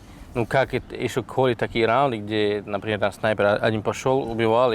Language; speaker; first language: Russian; non-native, fluent; Slovak